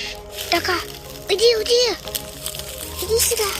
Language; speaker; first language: Russian; early bilingual, heritage; Russian